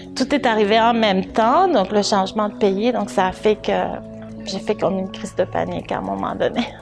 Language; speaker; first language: French; early bilingual, other home language; Arabic